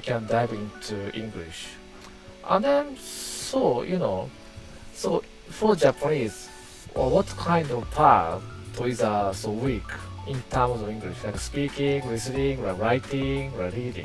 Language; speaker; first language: English; non-native, learner; Japanese